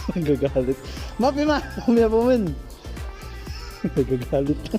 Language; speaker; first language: Arabic; non-native, learner; Filipino